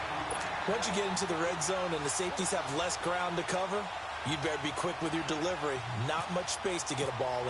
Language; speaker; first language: English; native; English